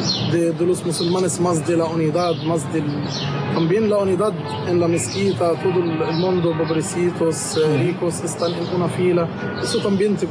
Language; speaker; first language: Spanish; non-native, fluent; Arabic